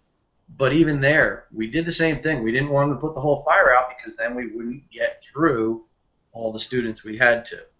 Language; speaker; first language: English; native; English